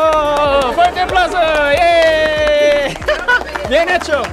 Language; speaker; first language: Spanish; non-native, learner; English